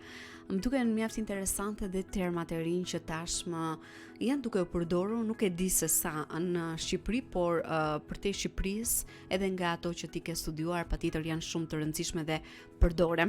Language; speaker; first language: Albanian; native; Albanian